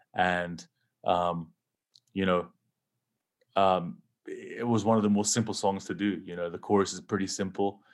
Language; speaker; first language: English; native; English